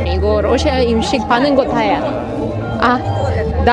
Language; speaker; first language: Korean; non-native, learner; Russian